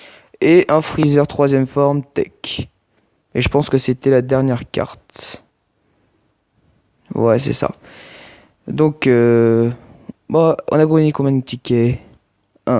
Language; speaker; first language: French; native; French